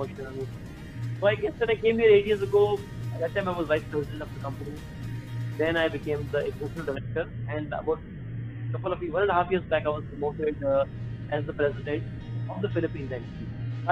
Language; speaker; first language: English; non-native, local second language; Hindi